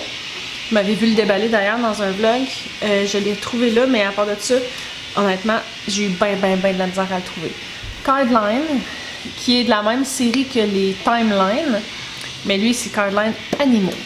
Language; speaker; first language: French; native; French